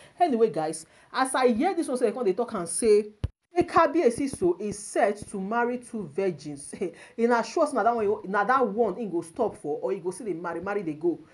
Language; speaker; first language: Nigerian Pidgin; non-native, local second language; Yoruba